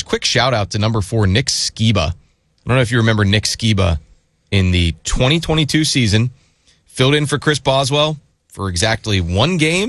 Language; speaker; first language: English; native; English